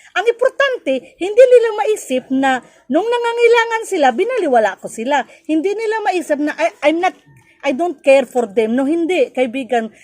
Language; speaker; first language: Filipino; non-native, local second language; Cebuano